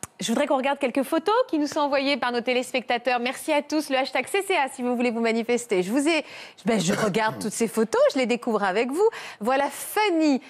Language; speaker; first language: French; native; French